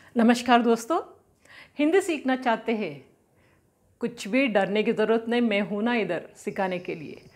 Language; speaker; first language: Hindi; non-native, local second language; Telugu